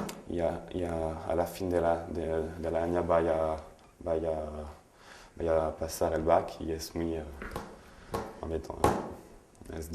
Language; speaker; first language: Spanish; non-native, learner; French